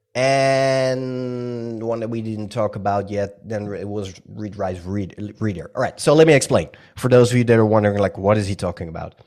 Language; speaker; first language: English; non-native, fluent; Dutch